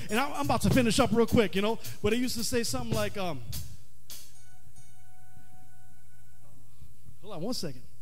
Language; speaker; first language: English; non-native, local second language; Spanish